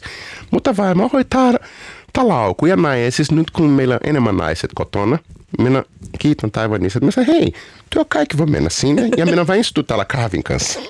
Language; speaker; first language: Finnish; non-native, learner; Portuguese